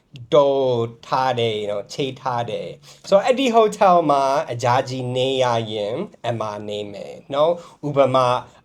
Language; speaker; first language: Burmese; non-native, fluent; English